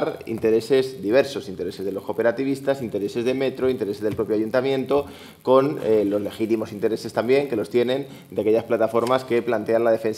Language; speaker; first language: Spanish; native; Spanish